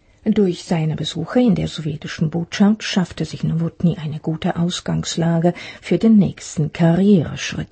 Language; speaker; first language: German; non-native, fluent; Czech